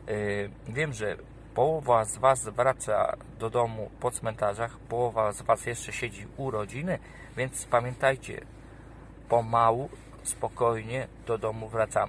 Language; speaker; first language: Polish; native; Polish